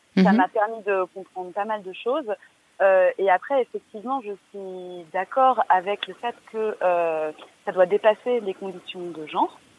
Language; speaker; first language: French; native; French